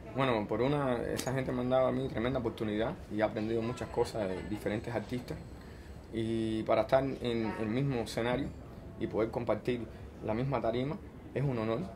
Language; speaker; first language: Spanish; early bilingual, heritage; Spanish